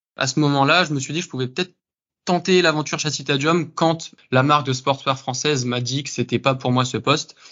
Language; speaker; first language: French; native; French